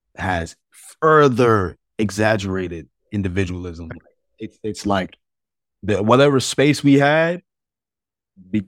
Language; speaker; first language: English; native; English